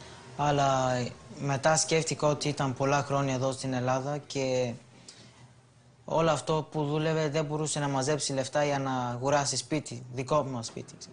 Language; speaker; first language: Greek; early bilingual, other home language; Bulgarian